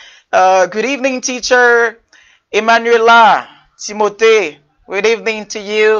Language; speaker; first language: English; non-native, fluent; Haitian Creole